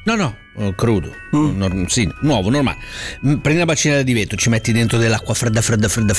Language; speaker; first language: Italian; native; Italian